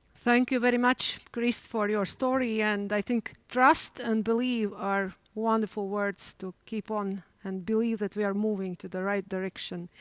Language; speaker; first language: English; non-native, fluent; Latvian